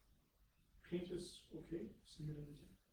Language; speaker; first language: German; non-native, fluent; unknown